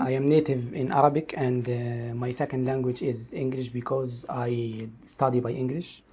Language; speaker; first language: English; non-native, local second language; Arabic